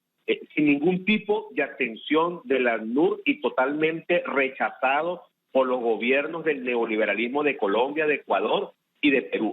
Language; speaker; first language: Spanish; native; Spanish